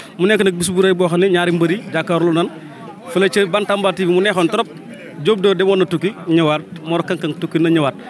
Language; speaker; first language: Wolof; native; Wolof